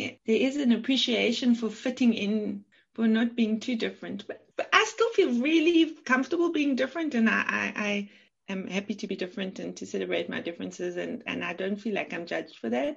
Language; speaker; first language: English; native; English